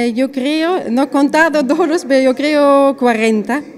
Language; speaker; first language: Spanish; non-native, fluent; German